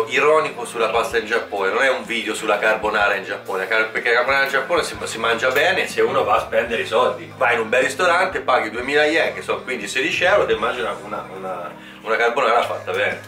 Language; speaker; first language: Italian; native; Italian